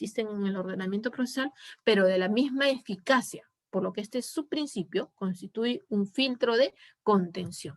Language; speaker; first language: Spanish; native; Spanish